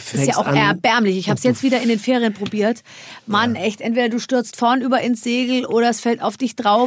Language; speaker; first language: German; native; German